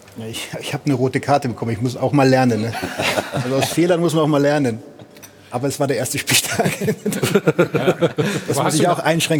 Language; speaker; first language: German; native; German